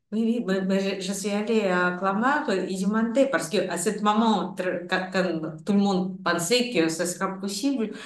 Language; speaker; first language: French; non-native, fluent; Russian